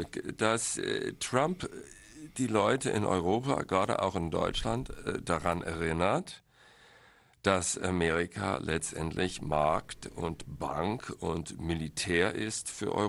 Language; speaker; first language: German; non-native, fluent; English